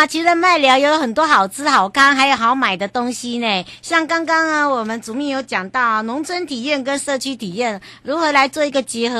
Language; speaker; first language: Chinese; native; Chinese